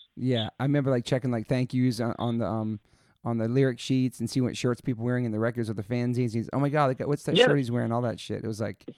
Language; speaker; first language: English; native; English